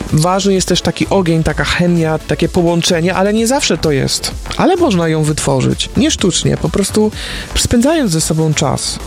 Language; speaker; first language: Polish; native; Polish